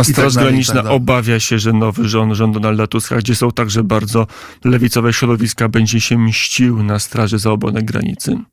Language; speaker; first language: Polish; native; Polish